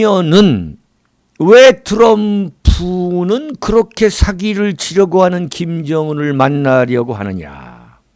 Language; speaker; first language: Korean; native; Korean